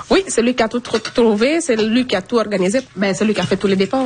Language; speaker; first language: French; non-native, local second language; Fula